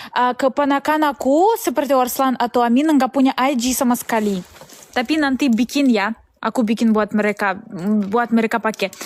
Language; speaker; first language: Indonesian; non-native, learner; Russian